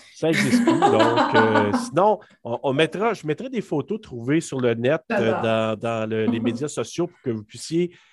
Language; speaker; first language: French; native; French